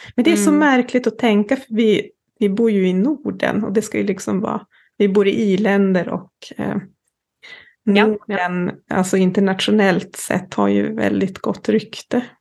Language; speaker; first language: Swedish; native; Swedish